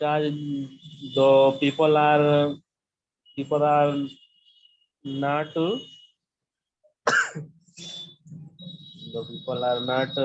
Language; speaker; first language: English; non-native, learner; Hindi